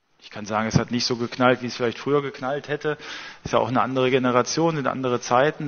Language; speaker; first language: German; native; German